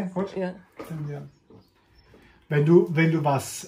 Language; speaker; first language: German; non-native, fluent; Italian